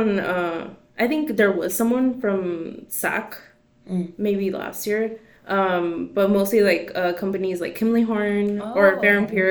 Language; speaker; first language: English; early bilingual, other home language; Spanish